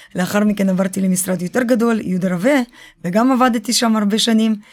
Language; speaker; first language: Hebrew; early bilingual, other home language; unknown